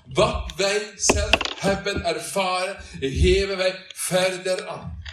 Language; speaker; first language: Dutch; non-native, learner; Norwegian